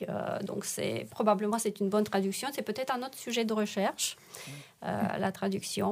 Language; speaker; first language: French; non-native, fluent; Romanian